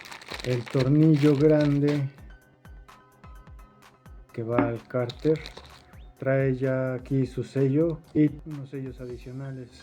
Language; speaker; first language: Spanish; native; Spanish